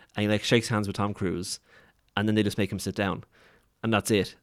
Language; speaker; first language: English; native; English